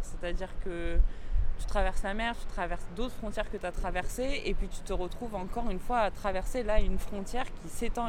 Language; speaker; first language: French; native; French